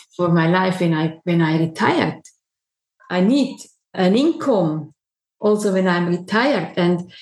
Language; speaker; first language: English; non-native, learner; German